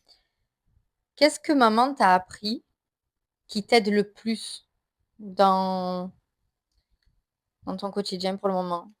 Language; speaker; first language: French; native; French